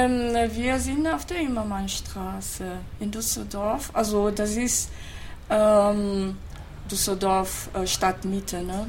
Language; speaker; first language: German; non-native, fluent; Japanese